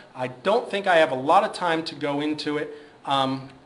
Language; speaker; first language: English; native; English